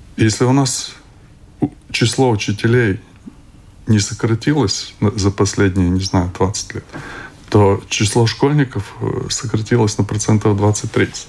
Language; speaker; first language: Russian; non-native, local second language; Latvian